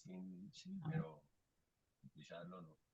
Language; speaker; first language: Catalan; non-native, local second language; Spanish